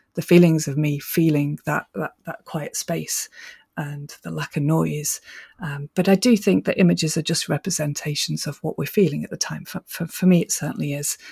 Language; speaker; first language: English; native; English